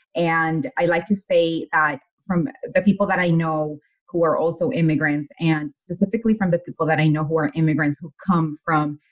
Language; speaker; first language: English; non-native, fluent; Spanish